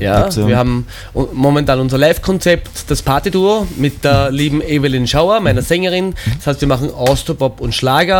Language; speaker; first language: German; native; German